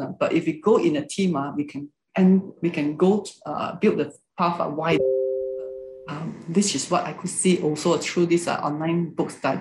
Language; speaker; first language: English; non-native, local second language; Hakka Chinese